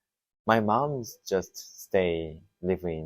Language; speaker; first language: English; non-native, learner; Korean